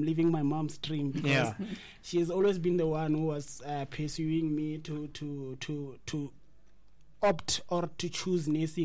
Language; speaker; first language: English; non-native, local second language; Venda